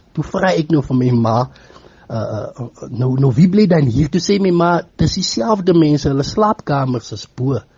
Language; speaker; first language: Afrikaans; native; Afrikaans